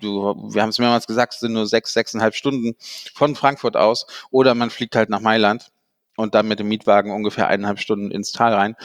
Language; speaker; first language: German; native; German